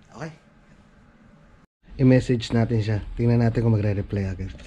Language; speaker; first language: Filipino; native; Filipino